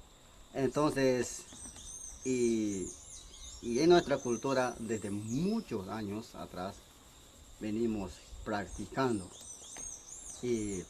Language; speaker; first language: Spanish; non-native, local second language; Shipibo-Conibo